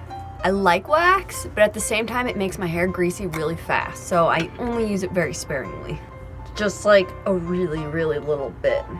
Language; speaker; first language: English; native; English